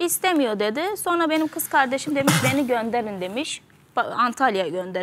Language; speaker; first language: Turkish; native; Turkish